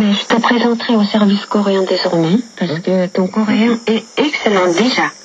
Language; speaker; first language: French; non-native, fluent; Korean